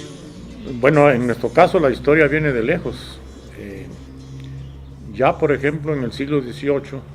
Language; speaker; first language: Spanish; native; Spanish